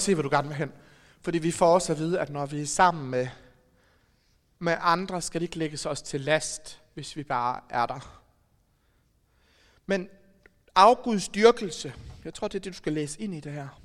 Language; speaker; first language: Danish; native; Danish